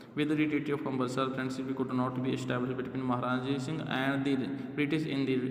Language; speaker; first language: English; non-native, local second language; Punjabi